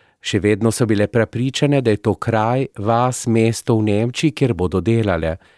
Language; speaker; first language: Slovenian; native; Slovenian